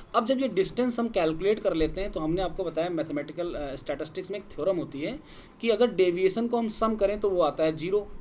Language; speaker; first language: Hindi; native; Hindi